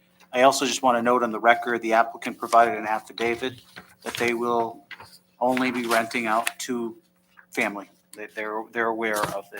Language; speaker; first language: English; native; English